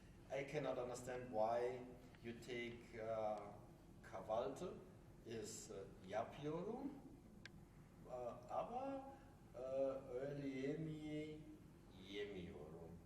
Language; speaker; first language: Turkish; non-native, learner; German